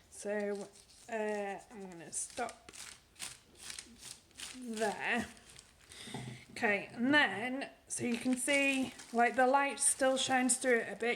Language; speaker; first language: English; native; English